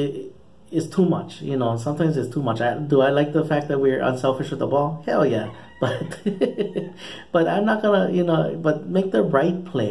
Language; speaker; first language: English; native; English